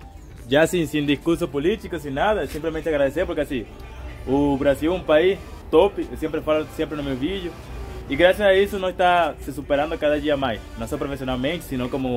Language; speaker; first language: Portuguese; non-native, fluent; Spanish